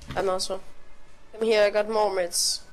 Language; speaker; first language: English; non-native, fluent; Danish